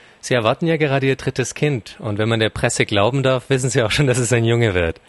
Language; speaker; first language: German; native; German